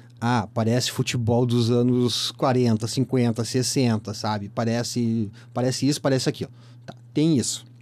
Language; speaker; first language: Portuguese; native; Portuguese